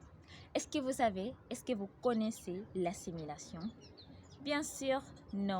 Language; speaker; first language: French; non-native, learner; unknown